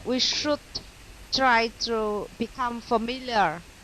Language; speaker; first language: English; non-native, learner; Vietnamese